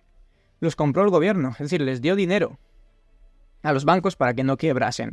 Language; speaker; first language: Spanish; native; Spanish